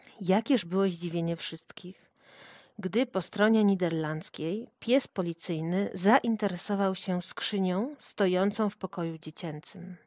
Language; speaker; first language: Polish; native; Polish